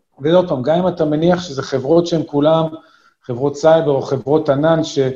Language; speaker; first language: Hebrew; native; Hebrew